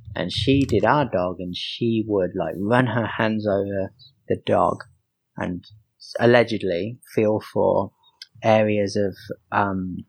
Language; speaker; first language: English; native; English